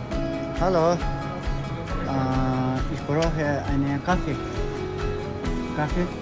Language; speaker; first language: German; non-native, learner; Tibetan